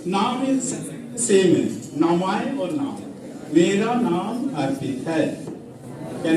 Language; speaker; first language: Hindi; native; Hindi